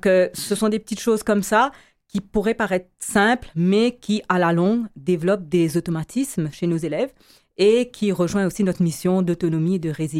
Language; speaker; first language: French; native; French